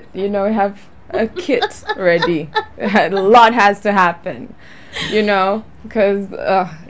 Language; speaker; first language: English; non-native, local second language; Ganda